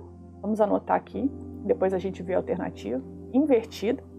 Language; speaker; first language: Portuguese; native; Portuguese